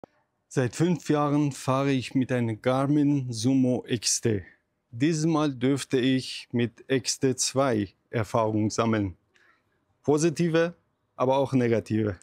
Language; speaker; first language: German; non-native, fluent; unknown